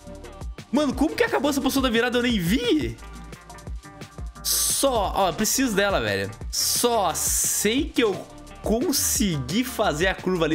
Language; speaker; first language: Portuguese; native; Portuguese